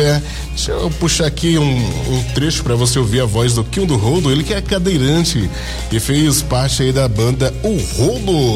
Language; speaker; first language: Portuguese; native; Portuguese